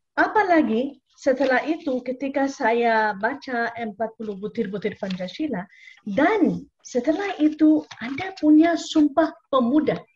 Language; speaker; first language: Indonesian; non-native, fluent; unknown